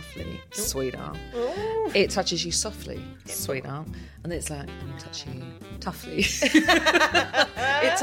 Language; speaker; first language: English; native; English